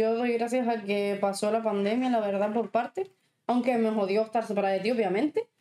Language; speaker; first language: Spanish; native; Spanish